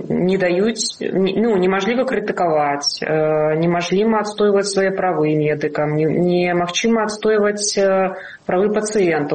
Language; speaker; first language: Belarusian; non-native, local second language; Russian